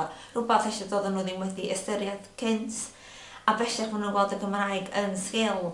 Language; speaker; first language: Welsh; native; Welsh